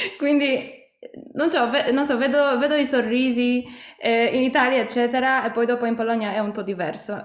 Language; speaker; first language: Italian; non-native, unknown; Polish